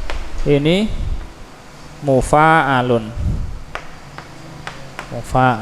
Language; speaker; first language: Arabic; non-native, fluent; Indonesian